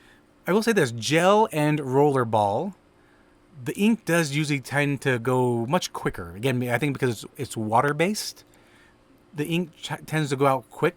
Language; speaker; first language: English; native; English